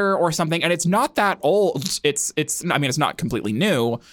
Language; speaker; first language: English; native; English